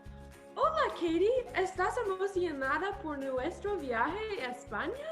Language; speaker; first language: Spanish; non-native, learner; English